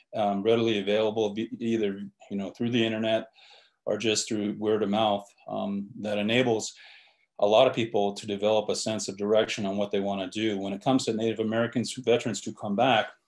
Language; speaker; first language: English; native; English